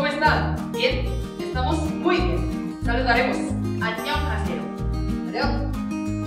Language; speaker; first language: Spanish; non-native, learner; Korean